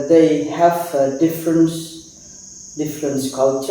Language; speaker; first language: English; non-native, fluent; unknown